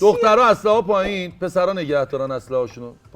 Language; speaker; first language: Persian; native; Persian